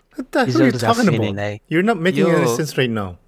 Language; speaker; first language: English; non-native, local second language; Filipino